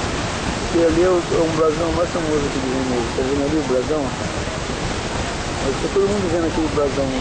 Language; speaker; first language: Portuguese; native; Portuguese